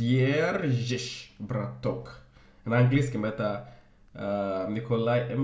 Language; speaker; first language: Russian; non-native, learner; English